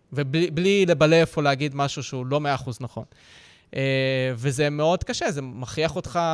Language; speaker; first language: Hebrew; early bilingual, other home language; Russian